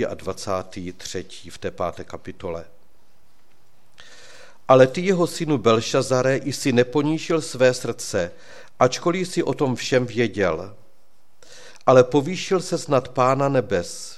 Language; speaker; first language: Czech; native; Czech